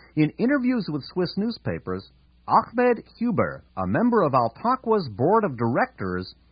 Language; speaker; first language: English; native; English